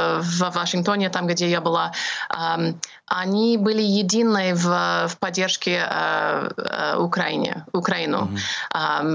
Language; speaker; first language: Russian; non-native, fluent; English